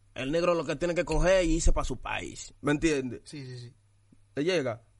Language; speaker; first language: Spanish; early bilingual, other home language; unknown